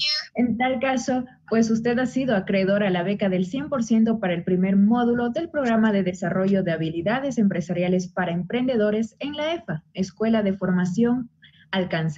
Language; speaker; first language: Spanish; native; Spanish